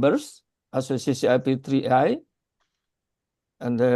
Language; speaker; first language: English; non-native, learner; Indonesian